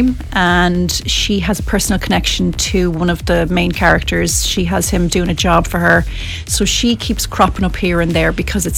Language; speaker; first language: English; native; English